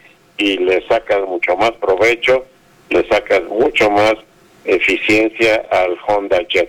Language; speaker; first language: Spanish; native; Spanish